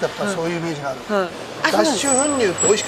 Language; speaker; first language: Japanese; native; Japanese